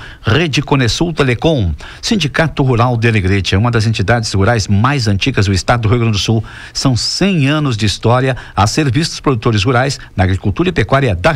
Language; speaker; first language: Portuguese; native; Portuguese